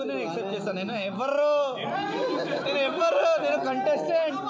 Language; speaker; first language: Telugu; non-native, learner; Hindi